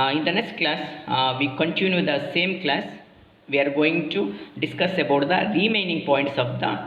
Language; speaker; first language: English; non-native, local second language; Kannada